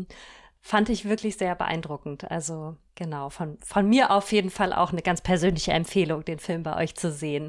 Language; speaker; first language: German; native; German